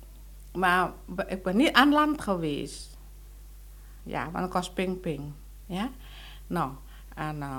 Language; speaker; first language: Dutch; non-native, local second language; Indonesian